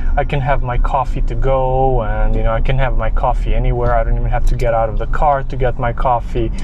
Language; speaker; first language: English; non-native, fluent; Serbian